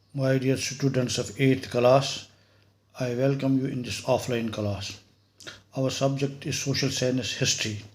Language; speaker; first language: English; non-native, local second language; Urdu